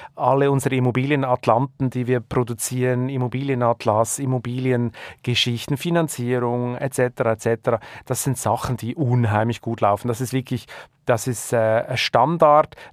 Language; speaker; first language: German; native; German